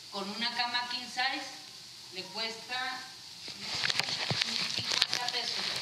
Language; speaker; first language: Spanish; native; Spanish